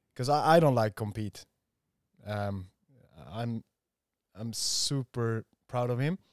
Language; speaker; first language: English; non-native, fluent; Swedish